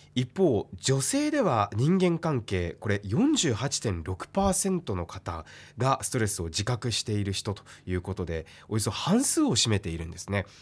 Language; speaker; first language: Japanese; native; Japanese